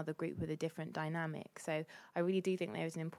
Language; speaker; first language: English; native; English